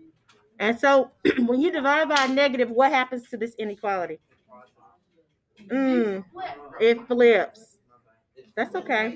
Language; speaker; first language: English; native; English